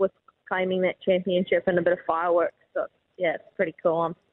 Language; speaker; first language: English; native; English